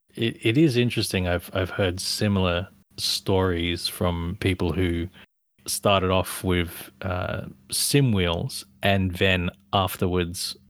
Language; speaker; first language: English; native; English